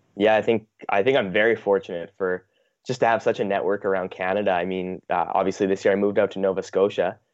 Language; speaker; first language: English; native; English